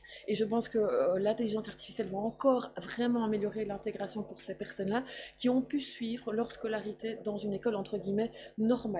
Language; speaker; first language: French; native; French